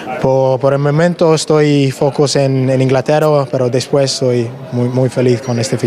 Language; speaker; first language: Spanish; non-native, learner; English